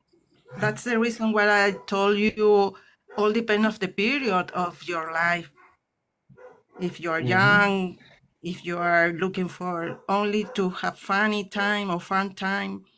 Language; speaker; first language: English; non-native, learner; Spanish